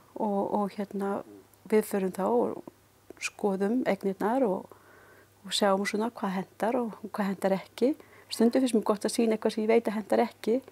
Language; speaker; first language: Icelandic; native; Icelandic